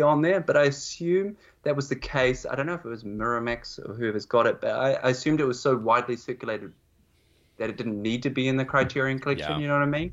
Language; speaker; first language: English; native; English